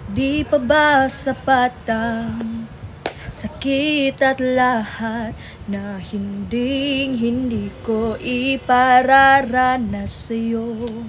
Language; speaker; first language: Filipino; non-native, local second language; Cebuano